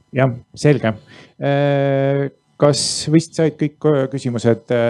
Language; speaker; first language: Estonian; native; Estonian